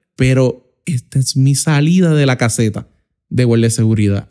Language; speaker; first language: Spanish; native; Spanish